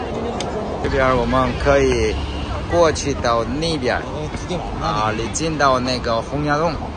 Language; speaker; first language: Chinese; non-native, fluent; Korean